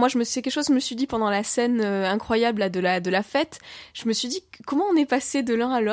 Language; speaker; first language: French; native; French